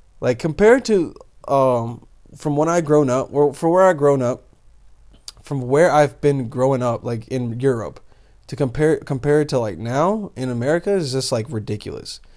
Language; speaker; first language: English; early bilingual, other home language; Bosnian